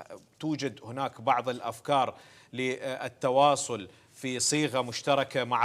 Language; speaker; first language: Arabic; native; Arabic